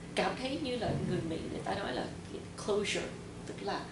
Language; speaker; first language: Vietnamese; early bilingual, heritage; Vietnamese